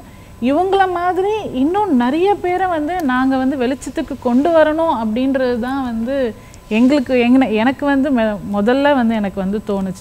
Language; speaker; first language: Tamil; native; Tamil